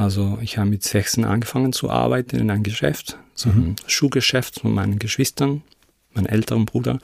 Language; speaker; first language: German; non-native, fluent; Spanish